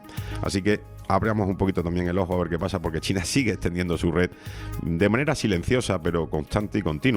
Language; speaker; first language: Spanish; native; Spanish